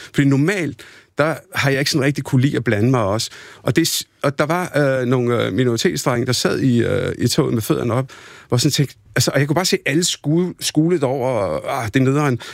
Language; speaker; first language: Danish; early bilingual, other home language; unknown